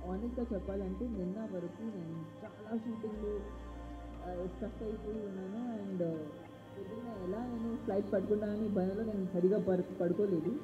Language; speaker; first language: Telugu; non-native, fluent; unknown